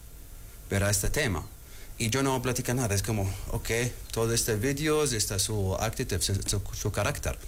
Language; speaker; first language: Spanish; non-native, learner; Arabic